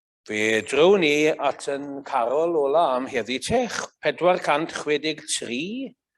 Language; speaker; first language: Welsh; native; Welsh